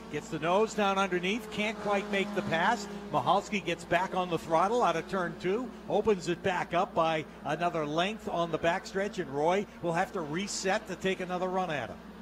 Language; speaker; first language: English; native; English